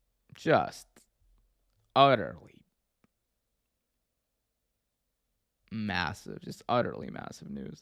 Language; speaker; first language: English; native; English